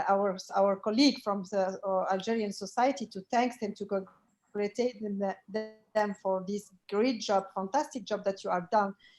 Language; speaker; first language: English; non-native, fluent; Arabic